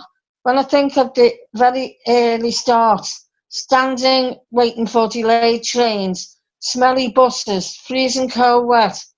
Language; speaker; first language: English; native; English